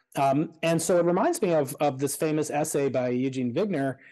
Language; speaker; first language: English; native; English